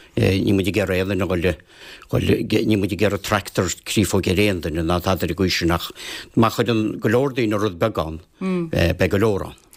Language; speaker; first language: Irish; native; Irish